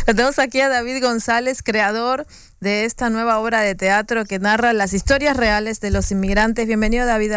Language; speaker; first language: Spanish; native; Spanish